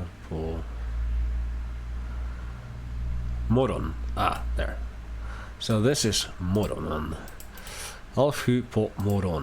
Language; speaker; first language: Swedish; non-native, learner; English